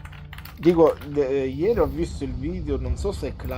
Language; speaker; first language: Italian; native; Italian